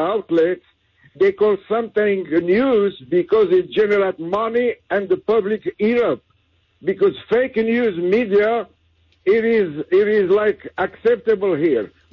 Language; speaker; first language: English; non-native, learner; French